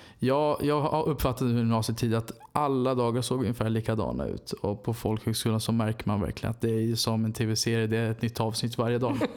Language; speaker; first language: Swedish; non-native, fluent; Portuguese